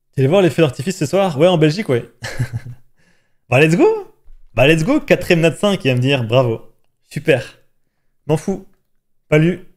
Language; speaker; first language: French; native; French